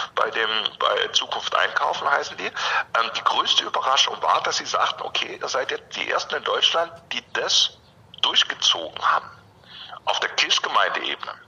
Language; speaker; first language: German; native; German